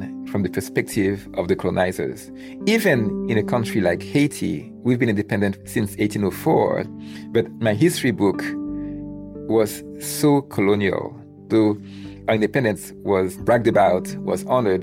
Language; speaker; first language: English; non-native, fluent; Haitian Creole